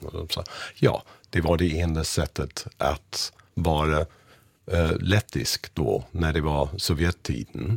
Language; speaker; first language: Swedish; non-native, fluent; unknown